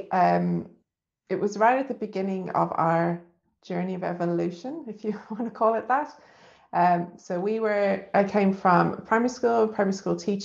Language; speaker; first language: English; native; English